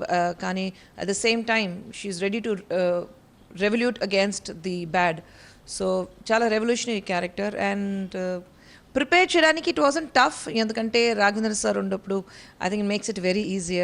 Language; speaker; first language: Telugu; non-native, local second language; Hindi